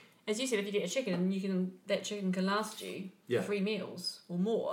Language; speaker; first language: English; native; English